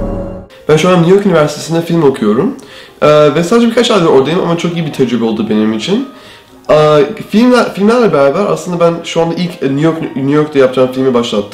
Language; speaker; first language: Turkish; early bilingual, heritage; Turkish